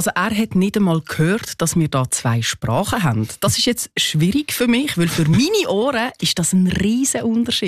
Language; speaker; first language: German; native; German